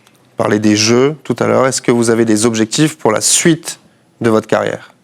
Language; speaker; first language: French; native; French